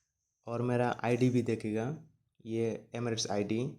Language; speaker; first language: Hindi; non-native, learner; Bangla